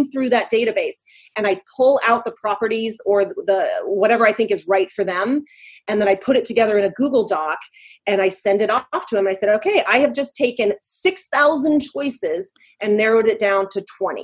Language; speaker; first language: English; native; English